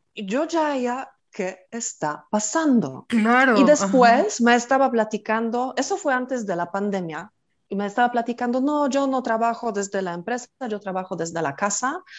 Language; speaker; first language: Spanish; non-native, fluent; Polish